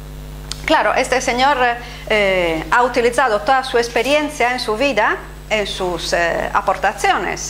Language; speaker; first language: Spanish; non-native, fluent; Italian